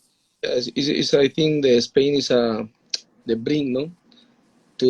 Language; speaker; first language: English; non-native, learner; Spanish